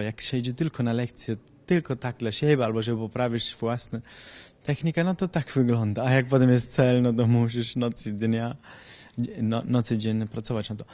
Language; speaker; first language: Polish; non-native, learner; Italian